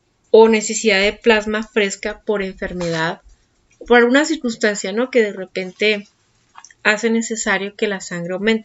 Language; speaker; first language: Spanish; native; Spanish